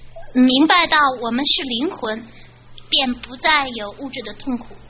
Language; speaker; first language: Chinese; native; Chinese